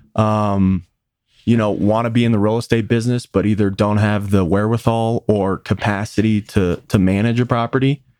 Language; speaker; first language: English; native; English